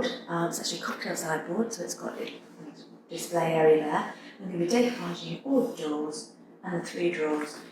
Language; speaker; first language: English; native; English